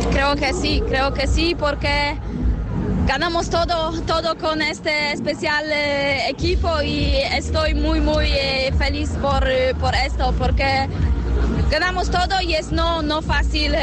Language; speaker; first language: Spanish; non-native, learner; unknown